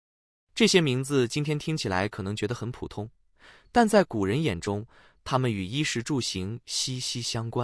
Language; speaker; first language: Chinese; native; Chinese